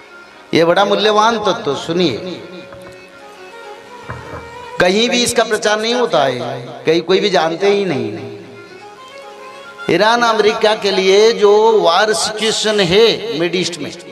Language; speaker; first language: Hindi; non-native, local second language; Odia